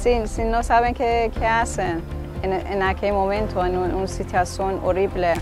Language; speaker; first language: Spanish; non-native, learner; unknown